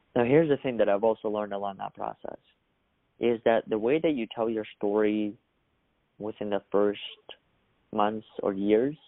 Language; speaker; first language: English; early bilingual, other home language; Russian